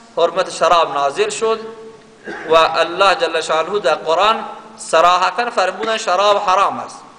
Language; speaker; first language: Persian; non-native, local second language; Baluchi